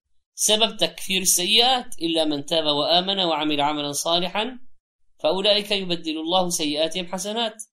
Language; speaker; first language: Arabic; native; Arabic